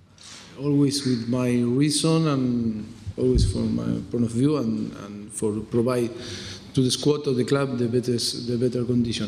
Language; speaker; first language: English; non-native, fluent; Spanish